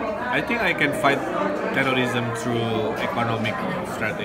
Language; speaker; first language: English; non-native, fluent; Sundanese